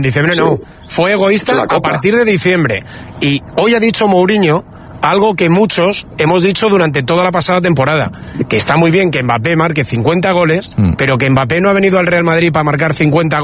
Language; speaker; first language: Spanish; native; Spanish